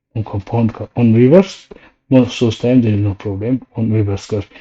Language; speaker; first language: English; non-native, local second language; Amharic